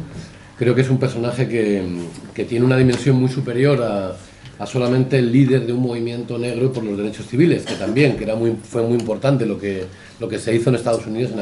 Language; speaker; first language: Spanish; native; Spanish